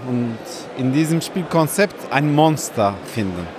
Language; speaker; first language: German; non-native, fluent; Turkish